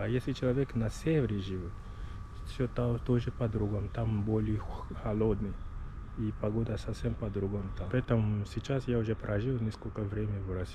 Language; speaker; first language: Russian; non-native, learner; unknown